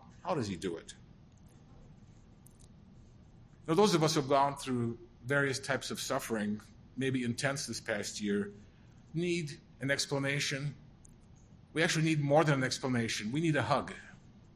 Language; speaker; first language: English; native; English